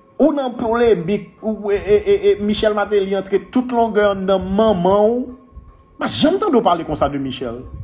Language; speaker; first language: Haitian Creole; native; Haitian Creole